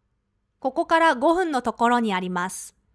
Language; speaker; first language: Japanese; non-native, fluent; Korean